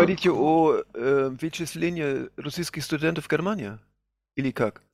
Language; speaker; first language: Russian; non-native, fluent; German